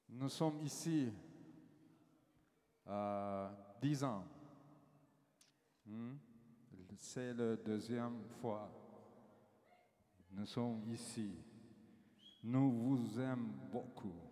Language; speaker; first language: French; non-native, learner; Turkish